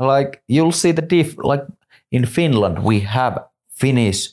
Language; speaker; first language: English; non-native, fluent; Finnish